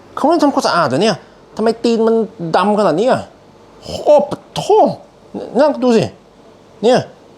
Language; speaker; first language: Thai; non-native, fluent; Norwegian